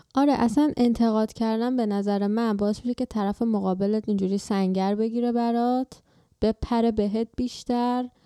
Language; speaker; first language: Persian; native; Persian